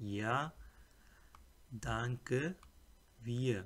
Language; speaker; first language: German; non-native, fluent; English